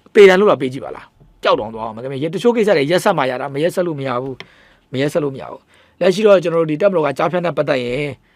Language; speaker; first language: Burmese; native; Burmese